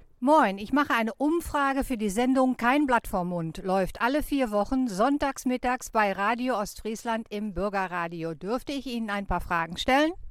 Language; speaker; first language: German; native; German